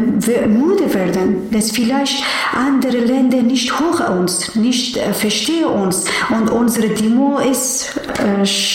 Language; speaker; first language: German; non-native, learner; Persian